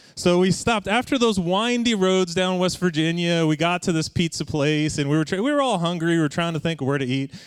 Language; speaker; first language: English; native; English